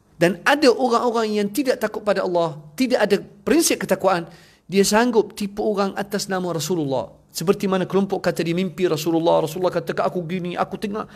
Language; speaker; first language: Malay; non-native, fluent; Arabic